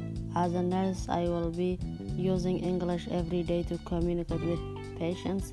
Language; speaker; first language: English; non-native, learner; Somali